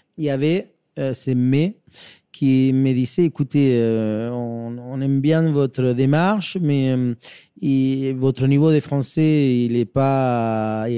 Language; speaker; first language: French; non-native, fluent; Spanish